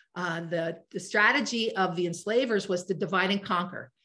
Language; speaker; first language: English; native; English